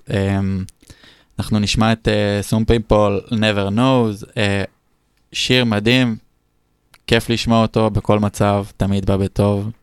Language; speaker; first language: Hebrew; native; Hebrew